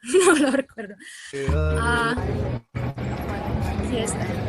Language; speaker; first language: Spanish; non-native, learner; Indonesian